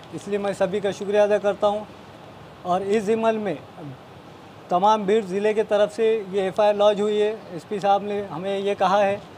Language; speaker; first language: Hindi; non-native, local second language; Urdu